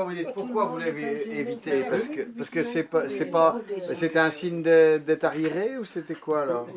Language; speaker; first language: French; native; French